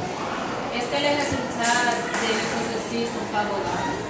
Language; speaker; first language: French; non-native, learner; Spanish